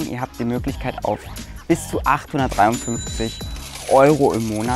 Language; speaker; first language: German; native; German